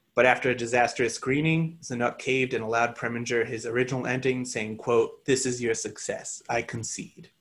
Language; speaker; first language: English; native; English